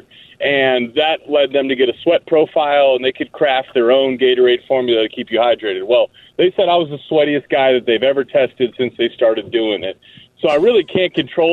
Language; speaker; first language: English; native; English